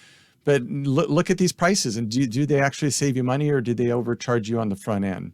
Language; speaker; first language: English; native; English